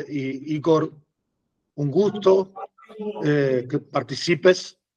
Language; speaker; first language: Portuguese; non-native, learner; Spanish